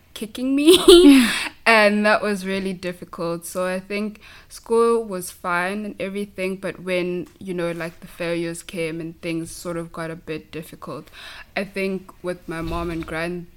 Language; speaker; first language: English; non-native, local second language; Zulu